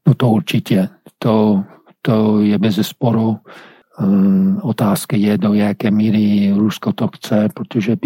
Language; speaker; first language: Czech; non-native, fluent; English